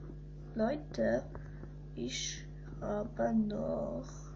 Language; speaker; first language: German; early bilingual, other home language; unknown